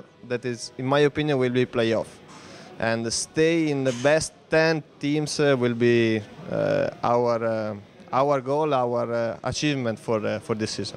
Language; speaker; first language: English; non-native, fluent; Italian